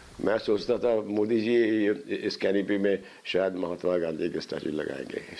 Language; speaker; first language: Hindi; non-native, local second language; Bangla